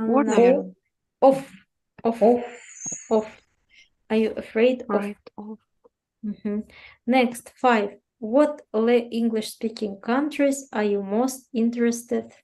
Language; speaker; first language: English; non-native, fluent; Russian